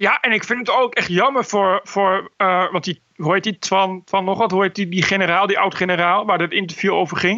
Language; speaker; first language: Dutch; native; Dutch